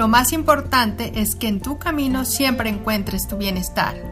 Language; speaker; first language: Spanish; native; Spanish